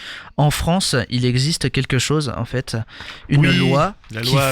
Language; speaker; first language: French; native; French